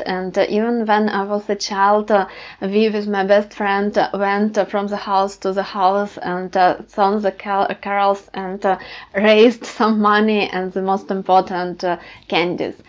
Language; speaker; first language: English; non-native, fluent; Ukrainian